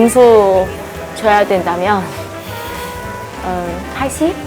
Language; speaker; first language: Korean; non-native, fluent; Vietnamese